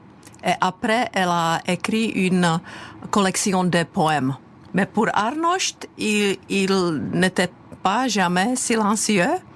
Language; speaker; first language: French; non-native, fluent; Czech